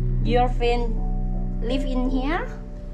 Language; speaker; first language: English; non-native, learner; Thai